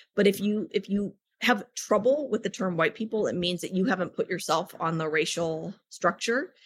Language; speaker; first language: English; native; English